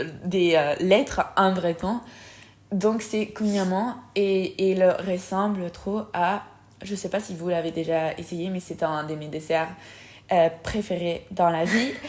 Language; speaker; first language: French; non-native, fluent; Spanish